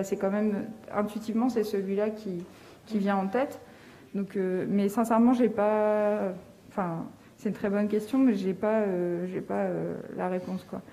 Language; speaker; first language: French; native; French